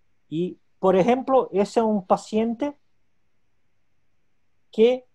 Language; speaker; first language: Spanish; non-native, local second language; Portuguese